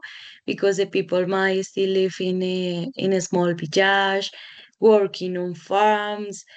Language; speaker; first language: English; non-native, learner; Spanish